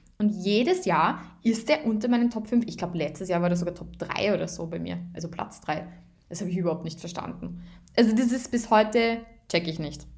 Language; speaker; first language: German; native; German